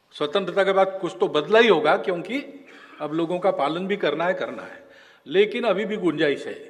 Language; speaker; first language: Hindi; non-native, local second language; Marathi